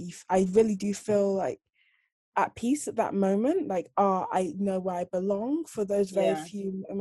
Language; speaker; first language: English; native; English